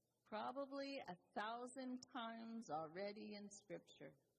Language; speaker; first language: English; native; English